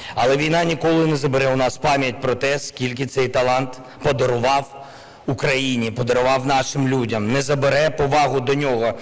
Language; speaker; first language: Ukrainian; non-native, local second language; Russian